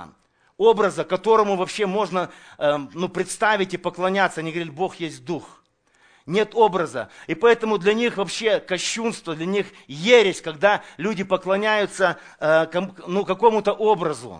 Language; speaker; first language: Russian; native; Russian